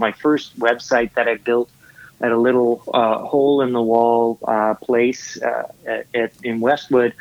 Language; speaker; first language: English; native; English